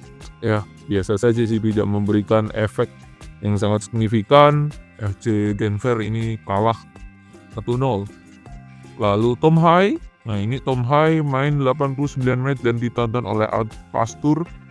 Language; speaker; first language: Indonesian; native; Indonesian